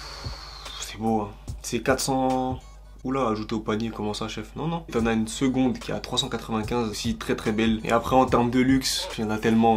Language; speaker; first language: French; native; French